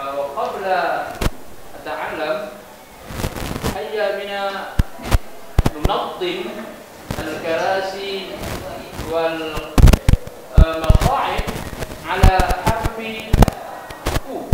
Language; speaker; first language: Arabic; non-native, fluent; Indonesian